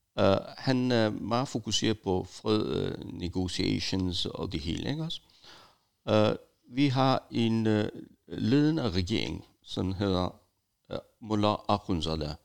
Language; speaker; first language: Danish; non-native, fluent; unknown